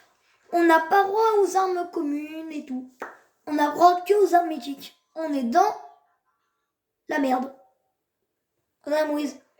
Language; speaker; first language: French; native; French